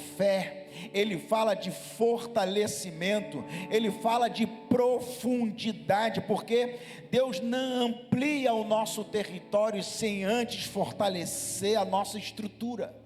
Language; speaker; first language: Portuguese; native; Portuguese